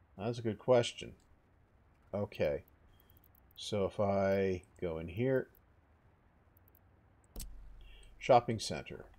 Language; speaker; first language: English; native; English